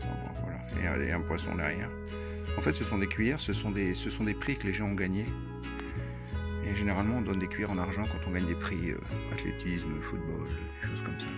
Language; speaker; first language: French; native; French